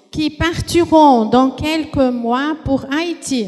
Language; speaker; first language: French; non-native, fluent; Portuguese